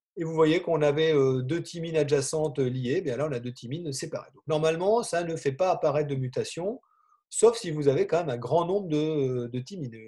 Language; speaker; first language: French; native; French